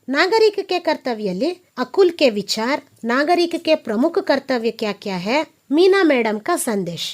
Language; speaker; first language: Hindi; non-native, local second language; Kannada